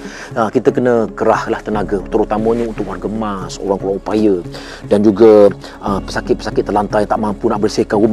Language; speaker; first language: Malay; native; Malay